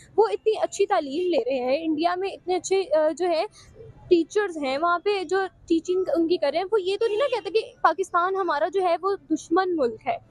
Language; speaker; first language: Urdu; native; Urdu